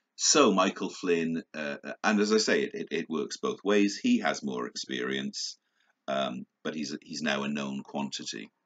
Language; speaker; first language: English; native; English